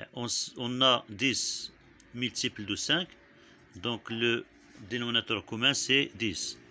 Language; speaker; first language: French; non-native, local second language; Arabic